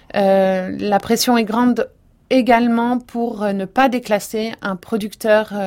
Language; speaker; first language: French; native; French